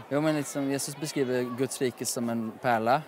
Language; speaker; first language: Swedish; native; Swedish